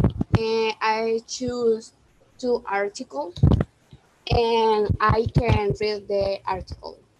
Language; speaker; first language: English; non-native, learner; Spanish